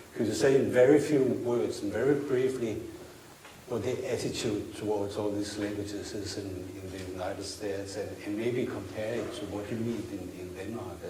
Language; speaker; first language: English; non-native, fluent; Danish